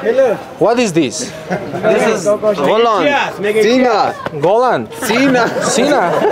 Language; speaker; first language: English; non-native, learner; Spanish